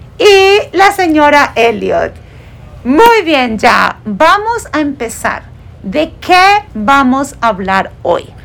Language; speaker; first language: Spanish; non-native, fluent; English